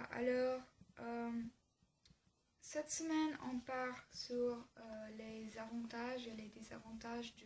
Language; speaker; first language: French; non-native, learner; English